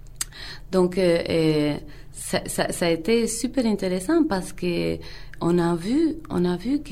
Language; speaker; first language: French; non-native, fluent; Spanish